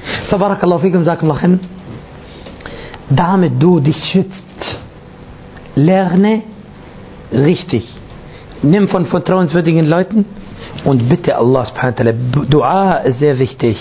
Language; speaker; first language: German; non-native, fluent; Arabic